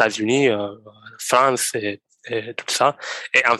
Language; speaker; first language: French; non-native, learner; Romanian